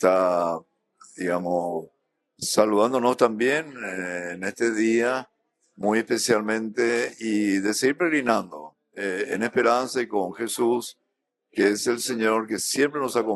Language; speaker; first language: Spanish; native; Spanish